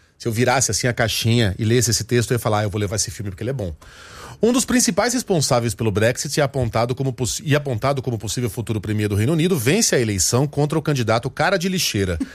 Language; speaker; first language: Portuguese; native; Portuguese